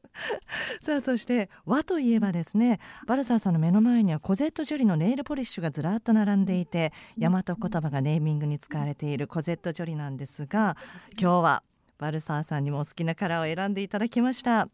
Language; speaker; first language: Japanese; native; Japanese